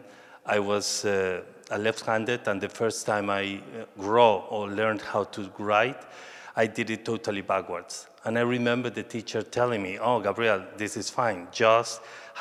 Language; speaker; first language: English; non-native, fluent; Spanish